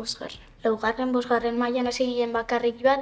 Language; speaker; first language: Basque; early bilingual, other home language; Wolof